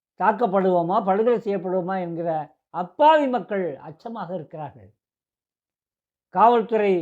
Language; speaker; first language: Tamil; native; Tamil